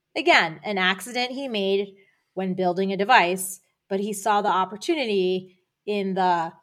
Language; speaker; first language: English; native; English